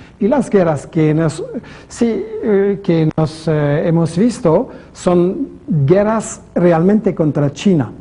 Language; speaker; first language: Spanish; non-native, fluent; French